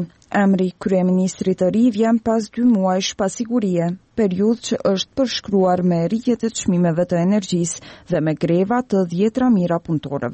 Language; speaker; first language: Albanian; native; Albanian